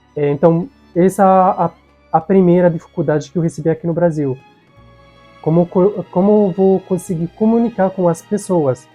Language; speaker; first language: Portuguese; non-native, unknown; Arabic